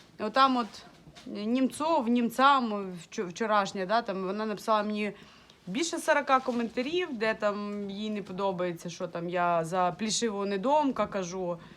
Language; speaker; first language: Ukrainian; non-native, local second language; Russian